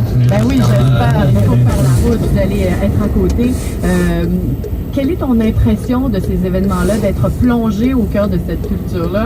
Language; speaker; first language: French; native; French